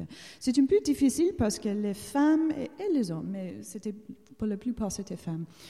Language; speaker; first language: French; non-native, learner; English